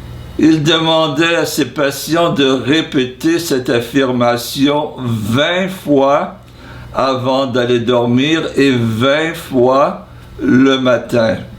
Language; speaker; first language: French; non-native, fluent; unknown